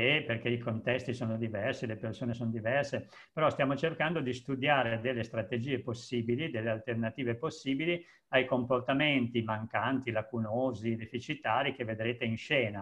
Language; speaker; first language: Italian; native; Italian